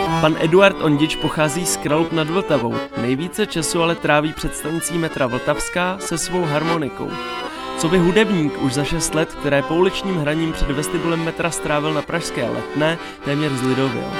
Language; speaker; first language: Czech; native; Czech